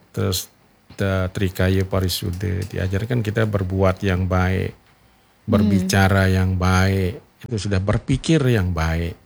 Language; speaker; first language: Malay; non-native, local second language; Balinese